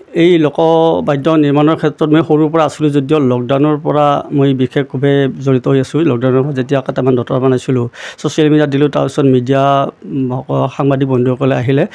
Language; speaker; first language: Assamese; native; Assamese